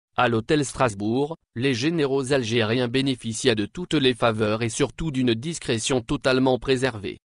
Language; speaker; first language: French; non-native, local second language; Arabic